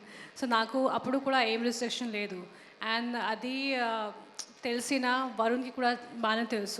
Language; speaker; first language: Telugu; non-native, local second language; Hindi